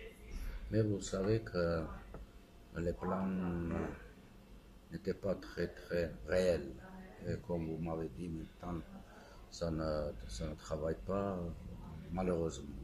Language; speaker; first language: French; non-native, fluent; Armenian